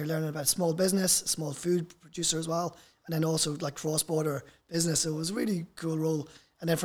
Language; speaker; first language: English; native; English